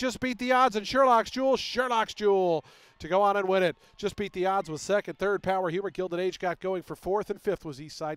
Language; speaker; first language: English; native; English